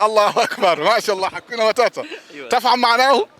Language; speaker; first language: Arabic; non-native, learner; Swahili